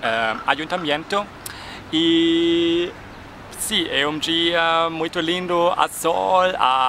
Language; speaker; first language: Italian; non-native, learner; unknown